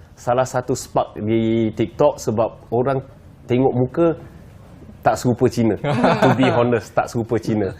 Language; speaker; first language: Malay; native; Malay